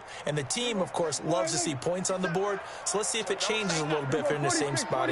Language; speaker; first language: English; native; English